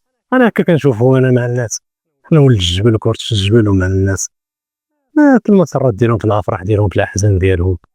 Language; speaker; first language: Arabic; native; Arabic